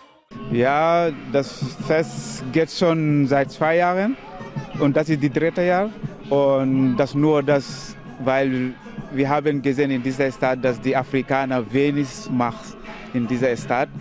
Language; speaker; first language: German; non-native, learner; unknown